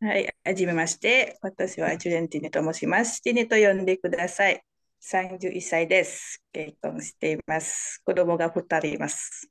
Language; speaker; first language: Japanese; non-native, learner; Indonesian